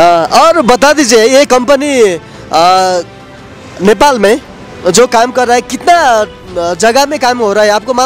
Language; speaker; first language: Hindi; non-native, local second language; Nepali